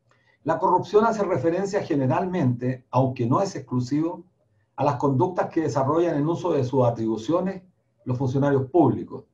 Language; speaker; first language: Spanish; native; Spanish